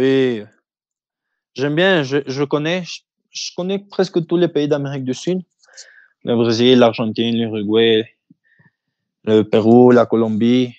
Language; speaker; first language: French; early bilingual, heritage; French